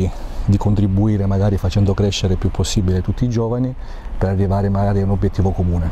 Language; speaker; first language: Italian; native; Italian